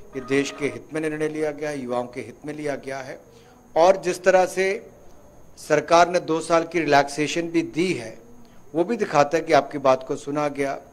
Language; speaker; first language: Hindi; native; Hindi